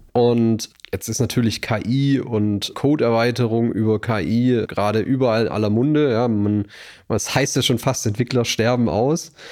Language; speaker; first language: German; native; German